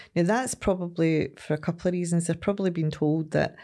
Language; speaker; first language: English; native; English